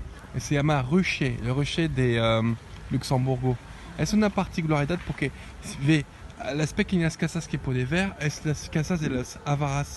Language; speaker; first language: Spanish; non-native, learner; French